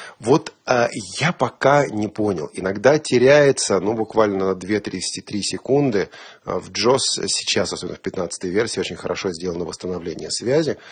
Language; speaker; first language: Russian; native; Russian